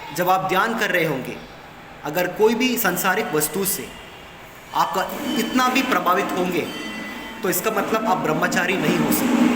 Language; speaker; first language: Hindi; non-native, local second language; Kannada